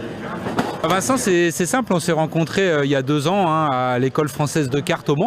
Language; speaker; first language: French; native; French